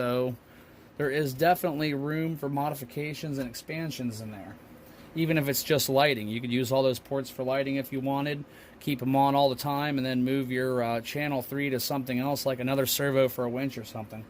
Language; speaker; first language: English; native; English